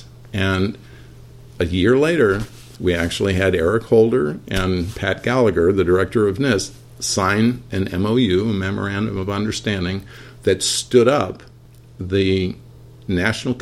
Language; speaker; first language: English; native; English